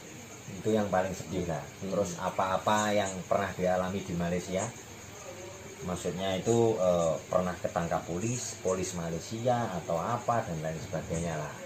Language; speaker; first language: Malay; non-native, local second language; Javanese